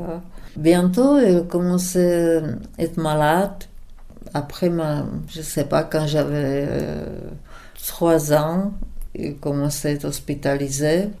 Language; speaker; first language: French; non-native, fluent; Czech